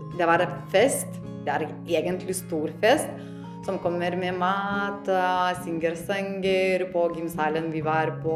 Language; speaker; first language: Norwegian; non-native, learner; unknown